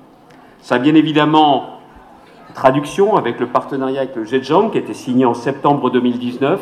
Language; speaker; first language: French; native; French